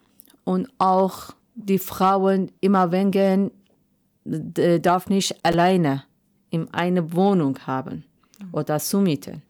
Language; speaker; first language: German; non-native, learner; Persian